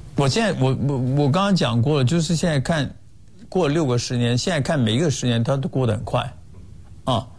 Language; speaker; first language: Chinese; non-native, local second language; Cantonese